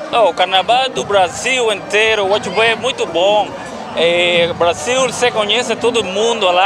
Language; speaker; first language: Portuguese; non-native, learner; Spanish